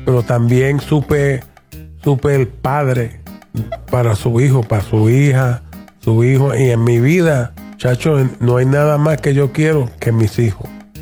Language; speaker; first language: Spanish; early bilingual, heritage; English